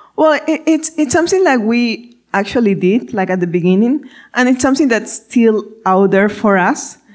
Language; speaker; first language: English; non-native, fluent; Spanish